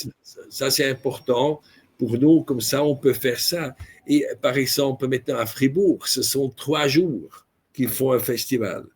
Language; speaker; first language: French; non-native, local second language; German